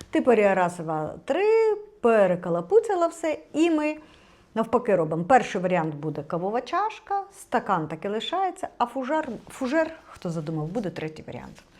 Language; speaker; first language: Ukrainian; non-native, local second language; Russian